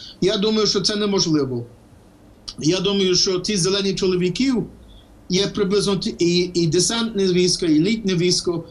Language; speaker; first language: Ukrainian; early bilingual, heritage; Ukrainian